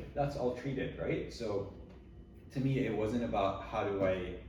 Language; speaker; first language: English; early bilingual, other home language; Arabic